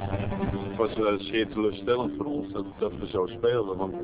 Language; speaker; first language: Dutch; native; Dutch